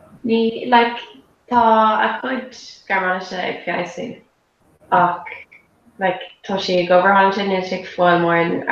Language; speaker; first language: Irish; non-native, local second language; English